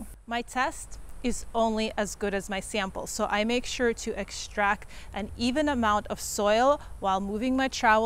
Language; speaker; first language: English; native; English